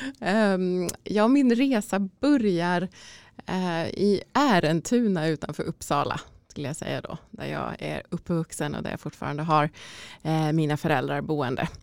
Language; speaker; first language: Swedish; native; Swedish